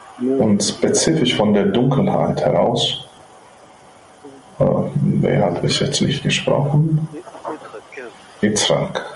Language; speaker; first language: German; non-native, fluent; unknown